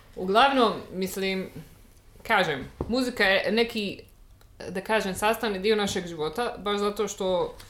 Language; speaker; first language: Bosnian; native; Bosnian